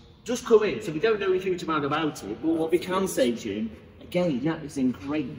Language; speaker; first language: English; native; English